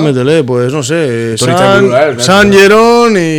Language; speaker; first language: Spanish; native; Spanish